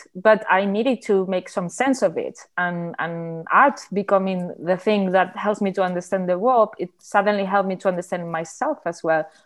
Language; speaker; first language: English; non-native, fluent; Spanish